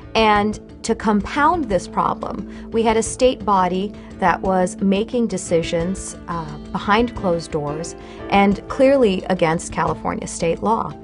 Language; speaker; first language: English; native; English